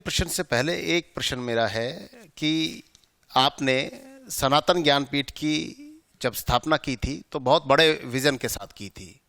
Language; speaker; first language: Hindi; native; Hindi